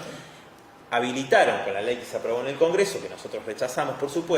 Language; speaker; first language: Spanish; native; Spanish